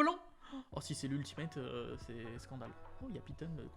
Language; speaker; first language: French; native; French